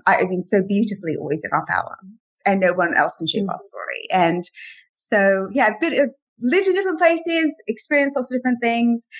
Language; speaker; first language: English; native; English